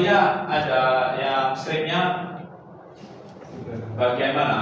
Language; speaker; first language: Indonesian; native; Indonesian